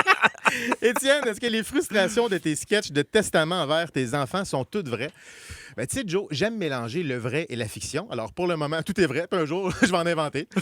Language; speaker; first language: French; native; French